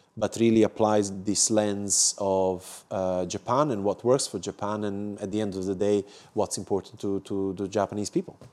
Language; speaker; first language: English; non-native, fluent; Serbian